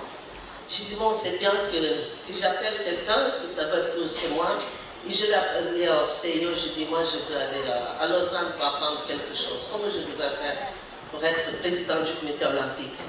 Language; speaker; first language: French; non-native, learner; Portuguese